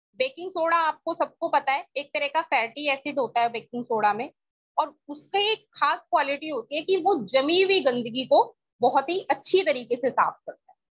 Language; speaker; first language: Hindi; native; Hindi